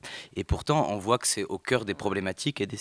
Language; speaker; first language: French; native; French